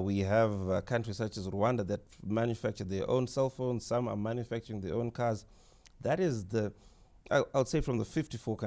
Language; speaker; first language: English; non-native, local second language; Shona